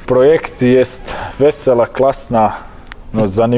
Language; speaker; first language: Russian; non-native, learner; Croatian